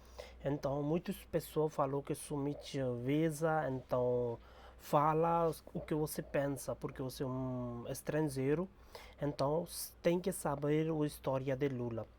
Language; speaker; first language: Portuguese; non-native, learner; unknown